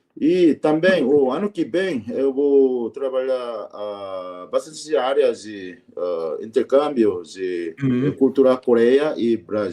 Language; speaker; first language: Portuguese; non-native, learner; Korean